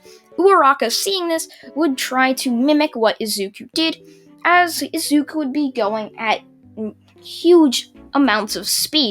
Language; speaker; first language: English; native; English